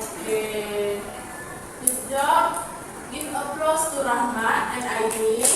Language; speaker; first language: English; non-native, fluent; Indonesian